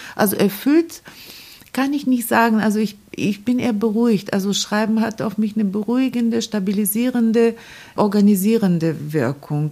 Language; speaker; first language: German; non-native, fluent; Bulgarian